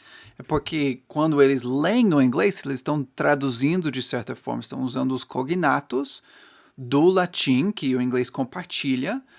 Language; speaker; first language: Portuguese; non-native, fluent; English